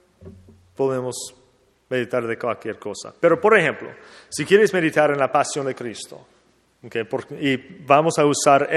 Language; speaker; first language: Spanish; non-native, fluent; English